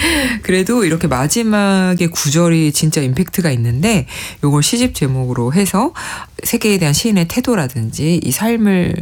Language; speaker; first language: Korean; native; Korean